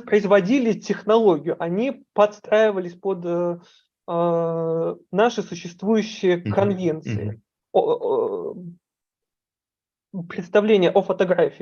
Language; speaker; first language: Russian; native; Russian